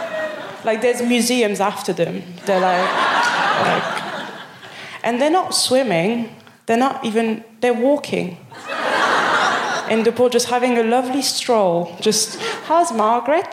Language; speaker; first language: English; non-native, fluent; French